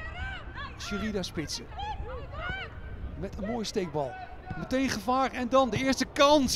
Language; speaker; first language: Dutch; native; Dutch